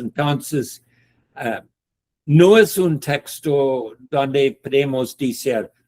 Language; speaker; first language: Spanish; non-native, learner; English